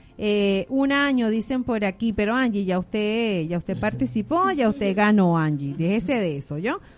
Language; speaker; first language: Spanish; native; Spanish